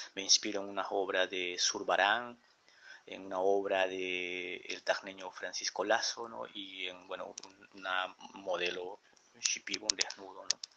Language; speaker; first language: Spanish; native; Spanish